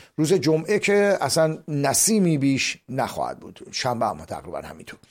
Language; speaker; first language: Persian; native; Persian